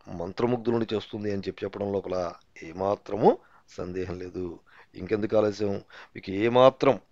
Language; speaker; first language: Telugu; native; Telugu